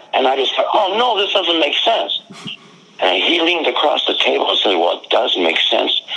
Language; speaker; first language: English; native; English